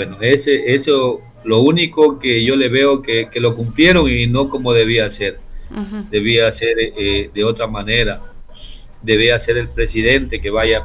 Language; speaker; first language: Spanish; native; Spanish